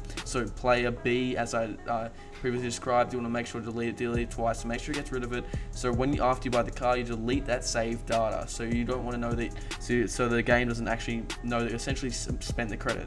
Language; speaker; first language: English; native; English